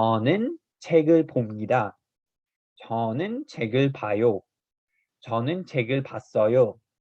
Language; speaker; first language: Korean; non-native, fluent; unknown